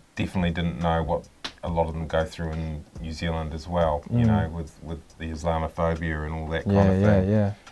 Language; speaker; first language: English; native; English